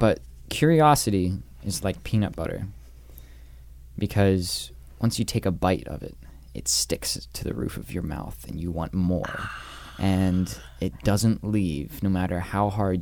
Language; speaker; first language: English; native; English